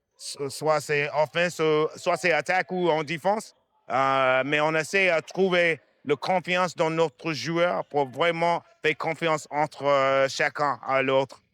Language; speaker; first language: French; non-native, fluent; English